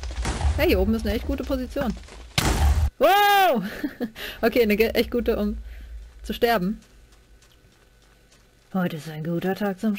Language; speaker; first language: German; native; German